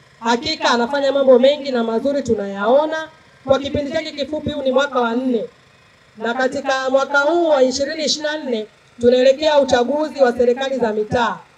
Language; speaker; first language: Swahili; native; Swahili